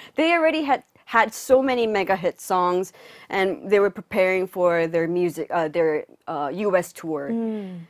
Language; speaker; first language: English; non-native, local second language; Korean